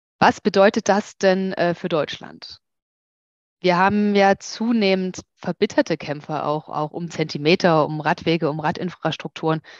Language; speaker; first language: German; native; German